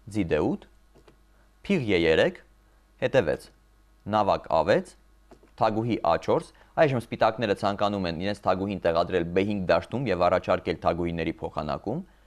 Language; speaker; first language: Armenian; native; Armenian